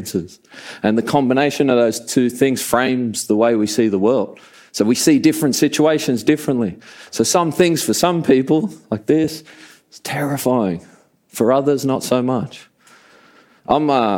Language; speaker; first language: English; native; English